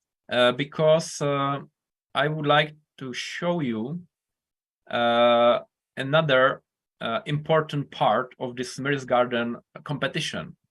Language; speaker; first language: English; non-native, fluent; Czech